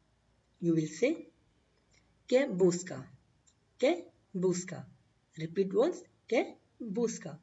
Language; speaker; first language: Spanish; non-native, learner; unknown